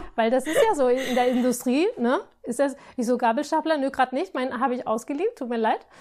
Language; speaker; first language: German; non-native, fluent; Spanish